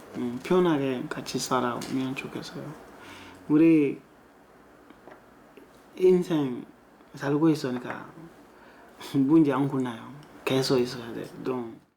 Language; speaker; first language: Korean; non-native, learner; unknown